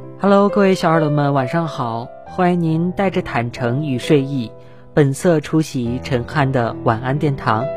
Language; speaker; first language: Chinese; native; Chinese